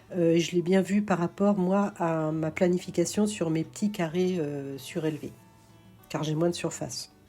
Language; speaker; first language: French; native; French